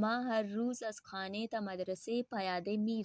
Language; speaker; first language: Persian; non-native, fluent; Urdu